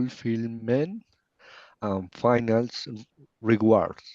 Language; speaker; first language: English; non-native, learner; Spanish